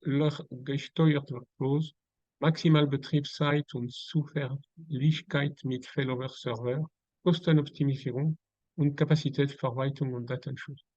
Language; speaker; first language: German; non-native, learner; French